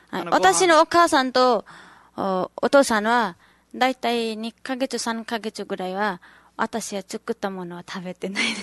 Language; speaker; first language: Japanese; non-native, learner; Nepali